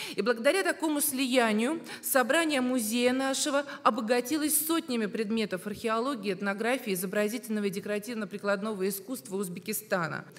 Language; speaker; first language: Russian; native; Russian